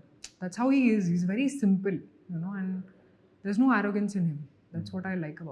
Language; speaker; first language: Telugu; non-native, local second language; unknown